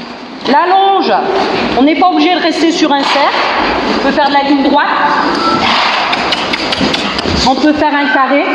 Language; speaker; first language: French; native; French